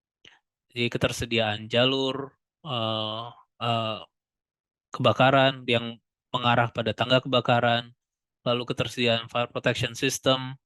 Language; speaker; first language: Indonesian; native; Indonesian